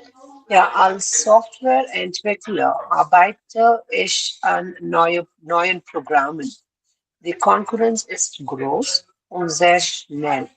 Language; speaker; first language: German; non-native, learner; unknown